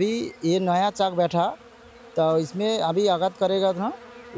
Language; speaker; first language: Hindi; non-native, local second language; Bangla